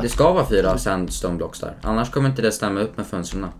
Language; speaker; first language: Swedish; native; Swedish